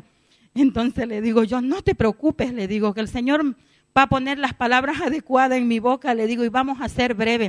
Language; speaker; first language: Spanish; native; Spanish